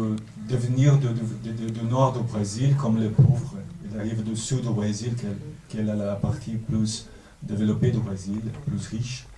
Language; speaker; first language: French; non-native, fluent; Portuguese